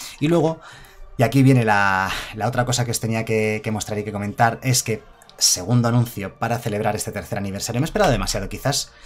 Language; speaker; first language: Spanish; native; Spanish